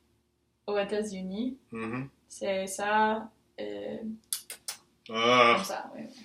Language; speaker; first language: French; non-native, learner; English